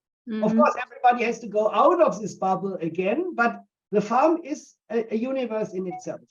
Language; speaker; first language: English; non-native, fluent; German